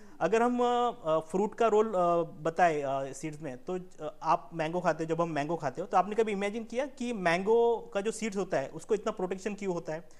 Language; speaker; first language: Hindi; non-native, local second language; Marathi